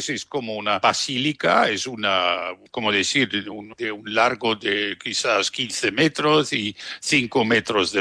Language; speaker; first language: Spanish; non-native, fluent; German